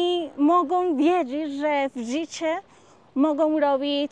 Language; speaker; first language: Polish; non-native, learner; Spanish